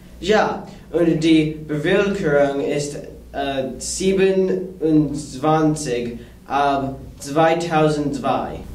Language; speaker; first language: German; non-native, learner; English